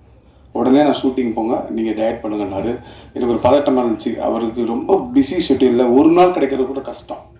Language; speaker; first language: Tamil; native; Tamil